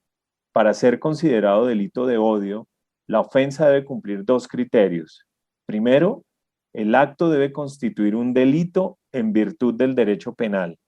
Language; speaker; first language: Spanish; native; Spanish